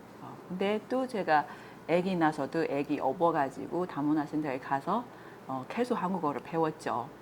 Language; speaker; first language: Korean; non-native, fluent; Chinese